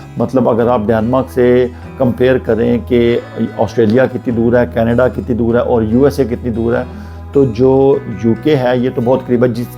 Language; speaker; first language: Urdu; non-native, local second language; Punjabi